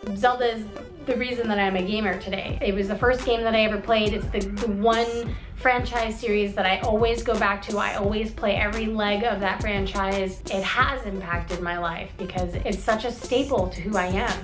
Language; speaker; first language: English; native; English